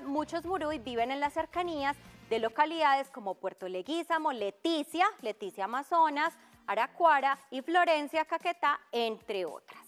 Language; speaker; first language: Spanish; native; Spanish